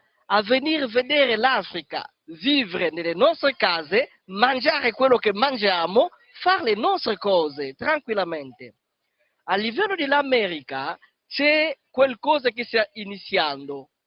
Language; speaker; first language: Italian; non-native, fluent; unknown